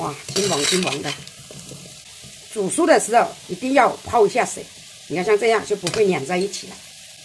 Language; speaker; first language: Chinese; native; Chinese